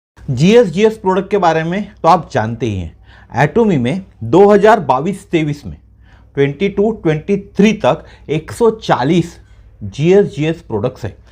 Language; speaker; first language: Hindi; non-native, local second language; Marathi